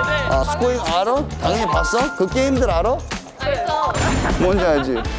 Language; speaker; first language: Korean; early bilingual, heritage; Korean